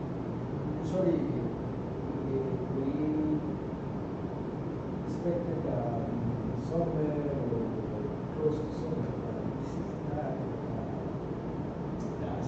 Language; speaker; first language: English; non-native, learner; Spanish